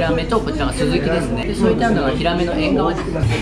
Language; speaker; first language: Japanese; native; Japanese